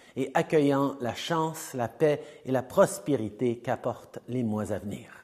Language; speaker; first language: French; early bilingual, heritage; French